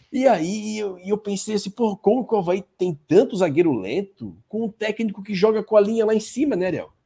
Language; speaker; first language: Portuguese; native; Portuguese